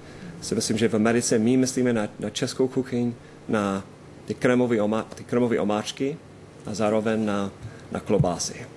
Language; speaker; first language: Czech; non-native, fluent; English